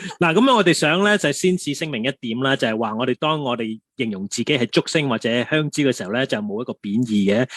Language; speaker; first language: Cantonese; native; Cantonese